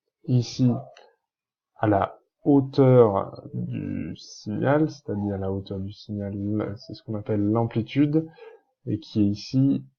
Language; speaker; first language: French; native; French